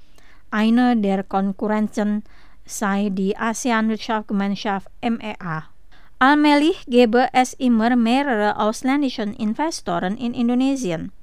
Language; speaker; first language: German; non-native, fluent; Indonesian